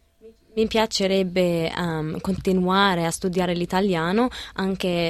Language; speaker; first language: Italian; early bilingual, other home language; Arabic